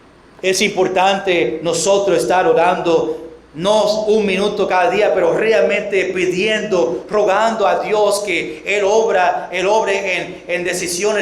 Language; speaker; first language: Spanish; non-native, fluent; English